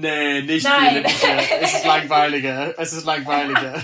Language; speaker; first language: German; non-native, learner; English